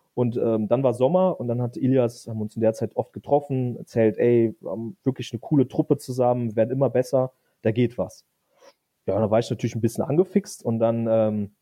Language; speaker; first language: German; native; German